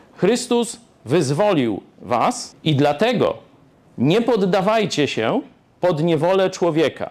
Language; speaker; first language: Polish; native; Polish